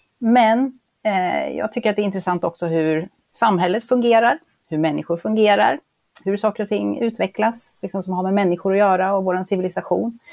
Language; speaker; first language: Swedish; native; Swedish